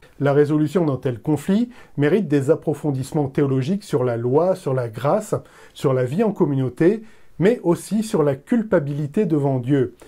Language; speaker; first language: French; native; French